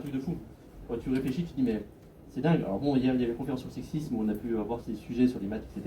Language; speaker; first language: French; native; French